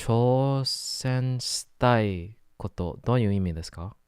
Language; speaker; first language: Japanese; non-native, learner; English